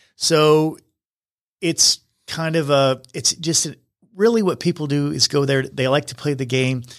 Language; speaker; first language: English; native; English